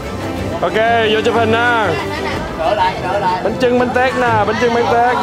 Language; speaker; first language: Vietnamese; early bilingual, heritage; Vietnamese